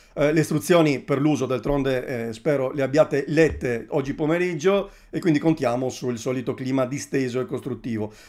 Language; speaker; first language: Italian; native; Italian